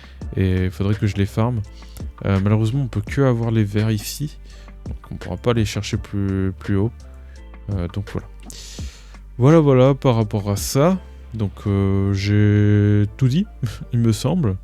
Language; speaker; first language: French; native; French